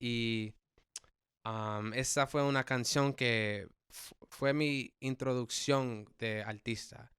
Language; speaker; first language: Spanish; early bilingual, heritage; English